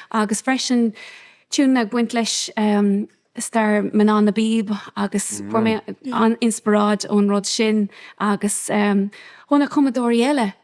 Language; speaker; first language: Irish; non-native, local second language; English